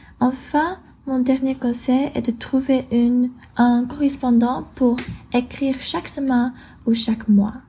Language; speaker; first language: French; non-native, learner; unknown